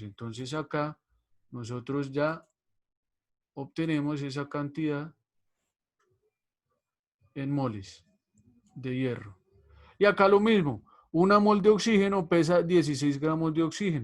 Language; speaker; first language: Spanish; native; Spanish